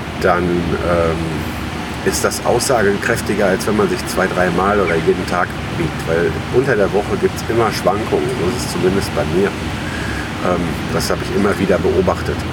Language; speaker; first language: German; native; German